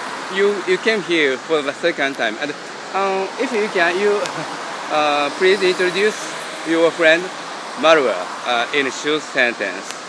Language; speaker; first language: English; non-native, learner; Japanese